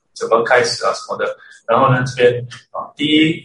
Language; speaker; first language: Chinese; early bilingual, other home language; English